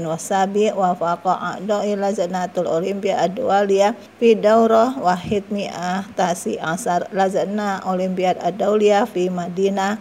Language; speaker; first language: Arabic; non-native, learner; Indonesian